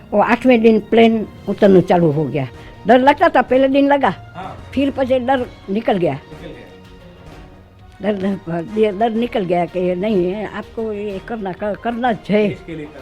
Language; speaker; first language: Hindi; non-native, local second language; Gujarati